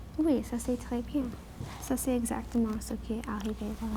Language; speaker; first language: French; non-native, local second language; English